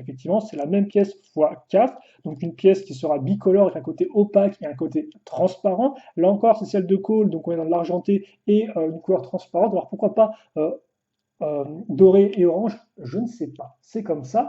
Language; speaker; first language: French; native; French